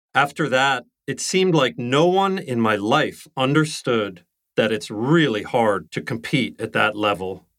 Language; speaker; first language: English; native; English